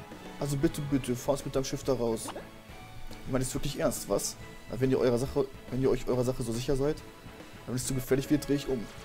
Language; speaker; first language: German; native; German